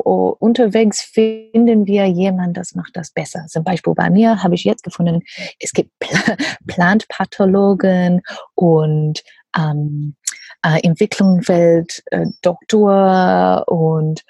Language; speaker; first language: German; non-native, learner; English